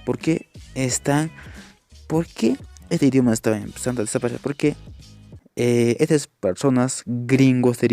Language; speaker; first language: Spanish; non-native, local second language; Quechua